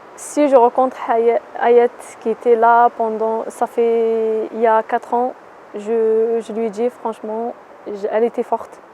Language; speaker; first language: French; non-native, local second language; Arabic